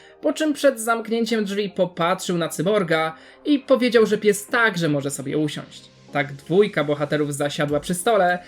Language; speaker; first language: Polish; native; Polish